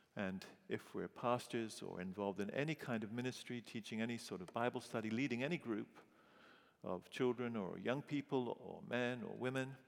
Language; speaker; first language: English; native; English